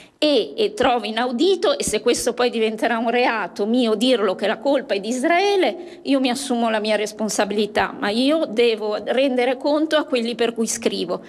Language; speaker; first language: Italian; native; Italian